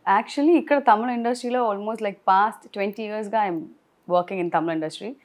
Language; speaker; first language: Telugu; non-native, learner; Tamil